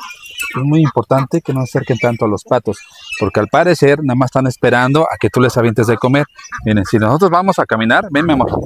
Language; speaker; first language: Spanish; native; Spanish